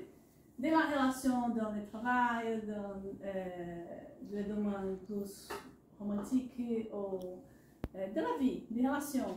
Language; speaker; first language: French; non-native, learner; Portuguese